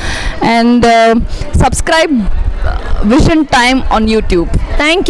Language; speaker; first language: Tamil; non-native, fluent; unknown